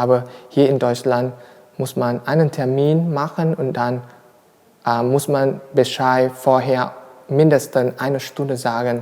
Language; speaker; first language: German; non-native, learner; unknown